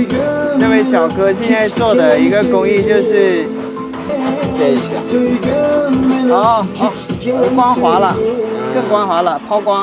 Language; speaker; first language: Chinese; native; Chinese